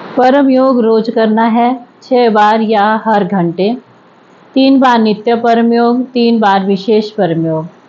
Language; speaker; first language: Hindi; native; Hindi